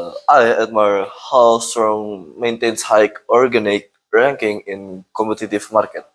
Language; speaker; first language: English; non-native, learner; Indonesian